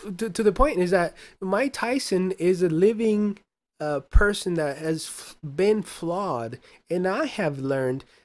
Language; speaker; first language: English; early bilingual, other home language; Spanish